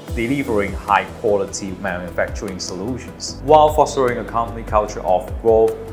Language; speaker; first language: English; non-native, fluent; Danish